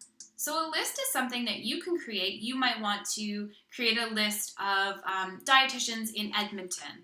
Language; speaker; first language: English; native; English